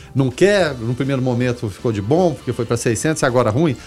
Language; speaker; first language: Portuguese; native; Portuguese